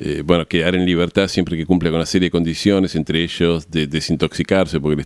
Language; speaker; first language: Spanish; native; Spanish